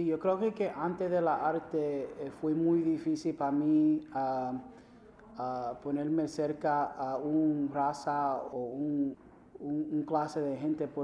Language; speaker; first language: Spanish; early bilingual, heritage; Spanish